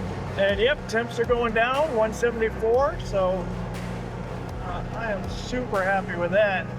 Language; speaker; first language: English; native; English